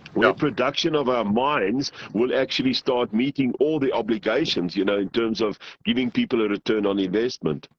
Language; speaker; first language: English; non-native, local second language; Afrikaans